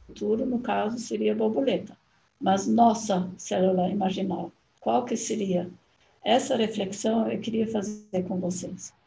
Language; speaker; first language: Portuguese; non-native, fluent; German